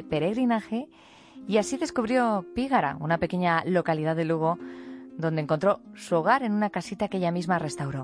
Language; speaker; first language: Spanish; native; Spanish